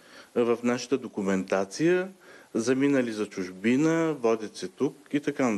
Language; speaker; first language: Bulgarian; native; Bulgarian